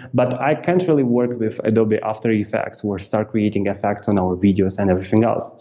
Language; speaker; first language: English; non-native, fluent; Romanian